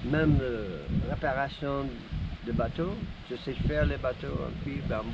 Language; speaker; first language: French; non-native, fluent; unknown